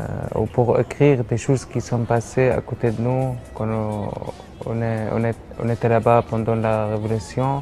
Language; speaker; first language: French; non-native, learner; Arabic